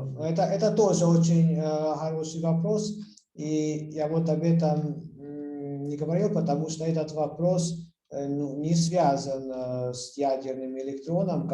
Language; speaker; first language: Russian; non-native, fluent; Hungarian